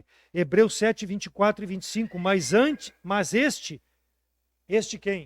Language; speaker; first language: Portuguese; native; Portuguese